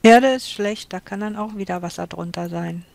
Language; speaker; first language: German; native; German